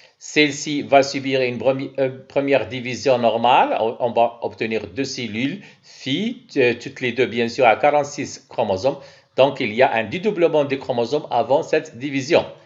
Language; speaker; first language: French; non-native, local second language; Arabic